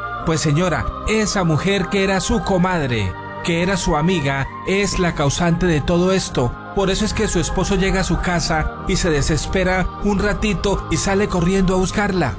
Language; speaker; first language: Spanish; native; Spanish